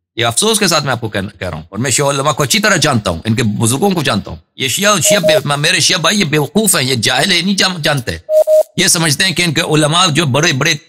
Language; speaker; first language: Urdu; non-native, fluent; Persian